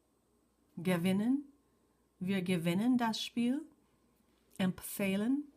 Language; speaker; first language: German; non-native, fluent; English